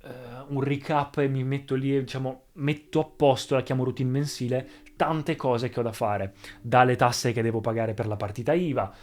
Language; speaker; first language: Italian; native; Italian